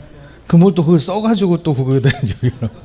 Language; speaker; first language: Korean; native; Korean